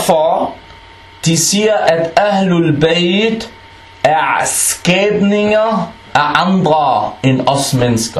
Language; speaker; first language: Danish; non-native, fluent; Arabic